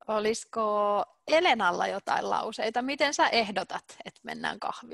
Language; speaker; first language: Finnish; native; Finnish